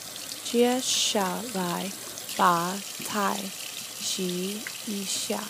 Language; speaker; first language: Chinese; non-native, learner; English